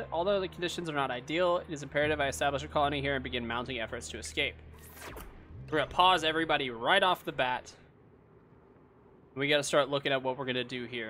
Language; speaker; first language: English; native; English